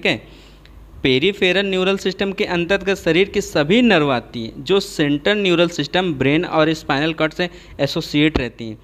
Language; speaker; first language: Hindi; native; Hindi